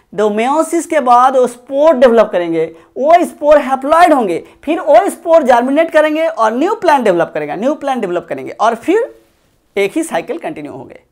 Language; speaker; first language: Hindi; non-native, local second language; Bangla